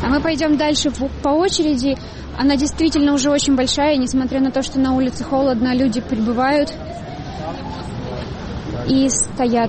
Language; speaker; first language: Russian; native; Russian